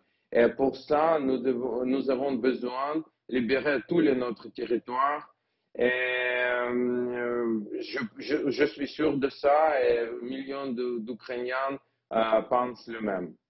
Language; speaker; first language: French; non-native, learner; Ukrainian